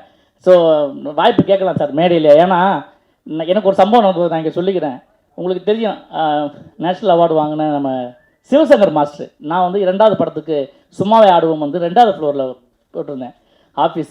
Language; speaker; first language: Tamil; native; Tamil